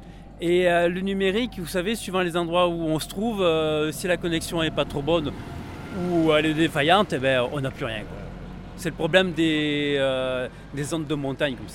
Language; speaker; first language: French; native; French